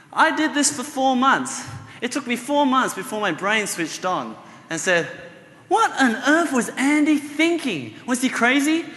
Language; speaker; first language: English; native; English